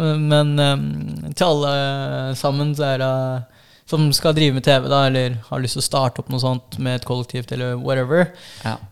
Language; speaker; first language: Norwegian; early bilingual, other home language; Filipino